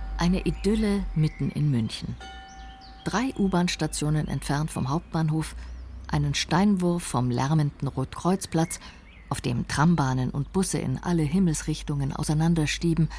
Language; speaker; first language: German; native; German